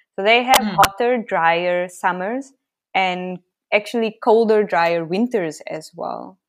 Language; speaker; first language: English; native; English